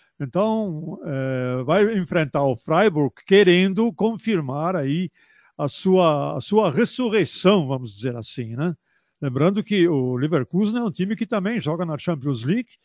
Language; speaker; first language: Portuguese; early bilingual, other home language; German